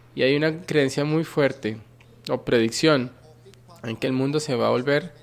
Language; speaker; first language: Spanish; non-native, fluent; Finnish